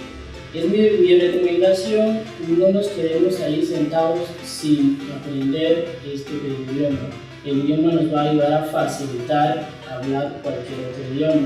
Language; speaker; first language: Spanish; non-native, local second language; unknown